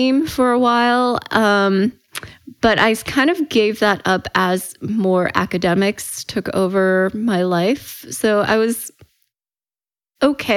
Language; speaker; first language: English; early bilingual, other home language; Chinese